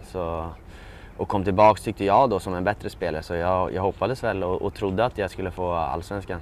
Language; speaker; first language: Swedish; native; Swedish